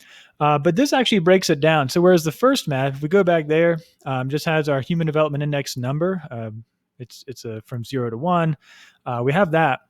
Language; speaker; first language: English; native; English